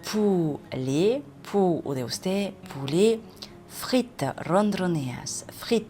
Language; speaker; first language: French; non-native, fluent; Spanish